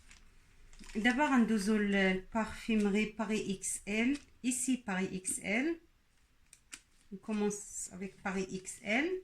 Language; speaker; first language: French; non-native, local second language; Arabic